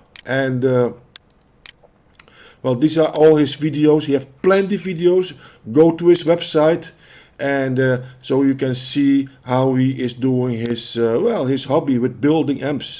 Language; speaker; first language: English; non-native, fluent; Dutch